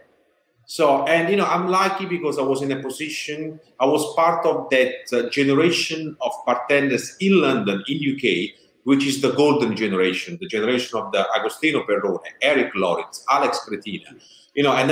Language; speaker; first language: English; non-native, fluent; Italian